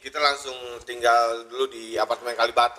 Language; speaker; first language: Indonesian; native; Indonesian